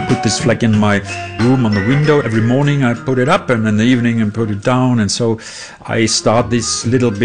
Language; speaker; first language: English; non-native, learner; German